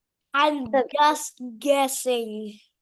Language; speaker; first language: English; non-native, fluent; Indonesian